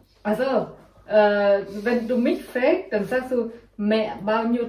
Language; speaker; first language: German; non-native, local second language; Vietnamese